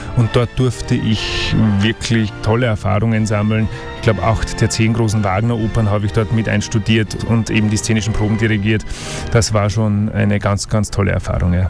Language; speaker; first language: German; native; German